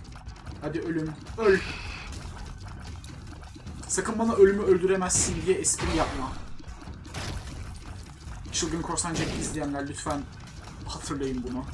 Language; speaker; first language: Turkish; native; Turkish